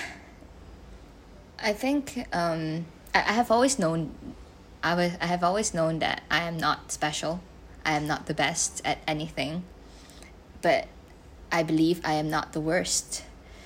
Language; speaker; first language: English; non-native, local second language; Chinese